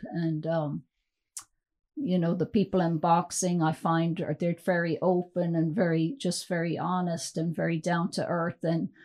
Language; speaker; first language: English; native; English